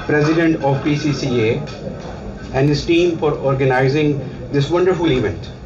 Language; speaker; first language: English; non-native, local second language; Urdu